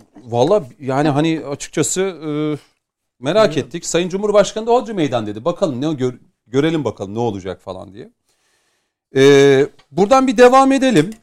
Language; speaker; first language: Turkish; native; Turkish